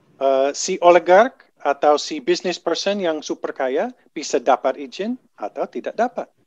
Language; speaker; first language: Indonesian; non-native, fluent; English